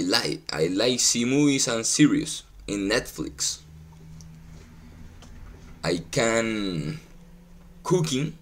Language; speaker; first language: English; non-native, learner; Spanish